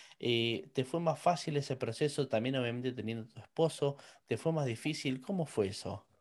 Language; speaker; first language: Spanish; native; Spanish